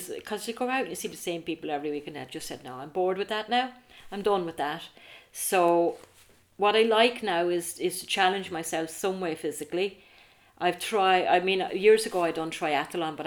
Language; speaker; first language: English; native; English